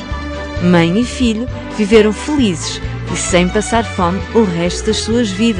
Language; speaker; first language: Portuguese; native; Portuguese